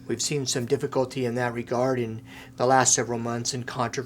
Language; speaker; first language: English; native; English